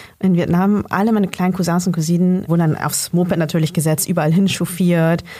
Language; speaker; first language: German; early bilingual, other home language; Vietnamese